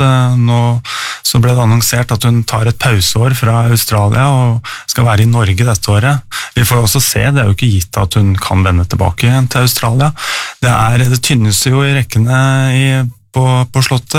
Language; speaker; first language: Norwegian; native; Norwegian